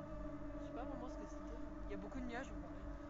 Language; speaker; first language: French; native; French